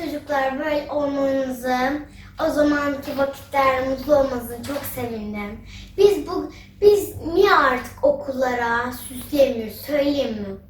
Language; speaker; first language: Turkish; early bilingual, heritage; Turkish